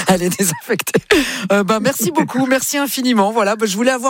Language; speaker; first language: French; native; French